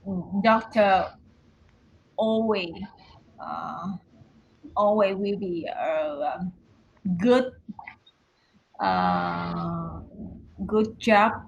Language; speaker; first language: English; non-native, learner; Vietnamese